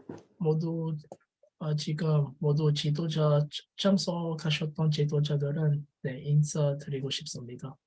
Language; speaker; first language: Korean; non-native, learner; French